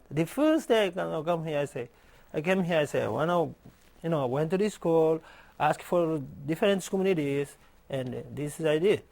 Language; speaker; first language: English; non-native, learner; Portuguese